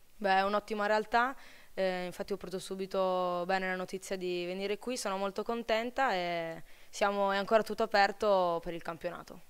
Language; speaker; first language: Italian; native; Italian